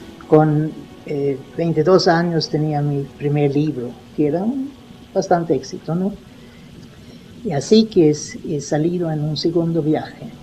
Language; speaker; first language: Spanish; non-native, fluent; Swedish